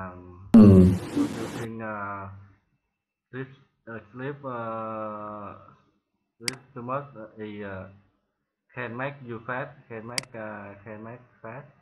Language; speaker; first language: English; non-native, learner; Vietnamese